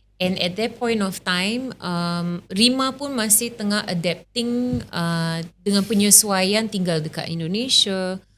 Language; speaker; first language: Malay; native; Malay